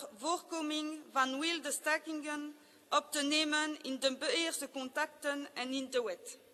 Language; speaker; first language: Dutch; non-native, local second language; French